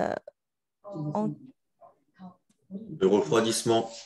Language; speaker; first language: French; native; French